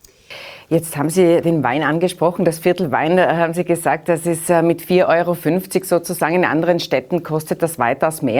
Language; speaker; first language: German; native; German